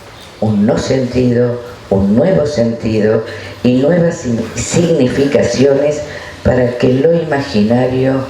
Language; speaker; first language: Spanish; native; Spanish